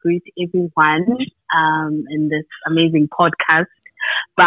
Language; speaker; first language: English; non-native, local second language; Xhosa